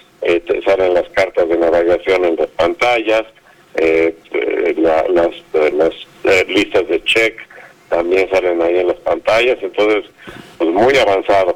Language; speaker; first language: Spanish; native; Spanish